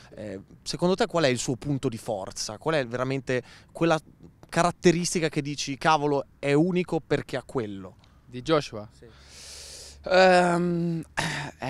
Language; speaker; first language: Italian; native; Italian